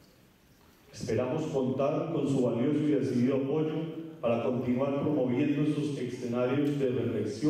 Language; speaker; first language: Spanish; native; Spanish